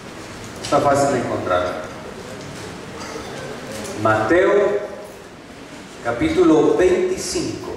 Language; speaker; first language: Spanish; native; Spanish